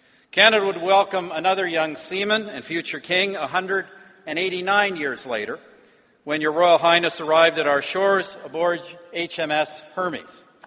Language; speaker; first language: English; native; English